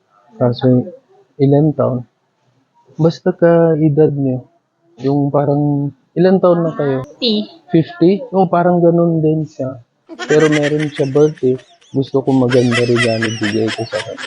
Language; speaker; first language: Filipino; non-native, learner; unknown